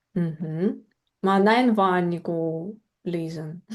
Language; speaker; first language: Finnish; non-native, fluent; Russian